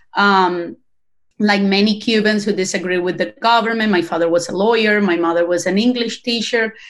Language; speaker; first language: English; non-native, fluent; Spanish